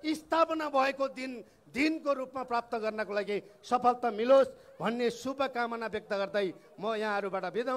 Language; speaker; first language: Nepali; non-native, local second language; Eastern Tamang